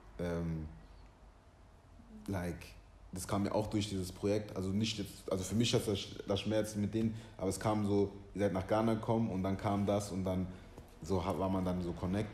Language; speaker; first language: German; early bilingual, other home language; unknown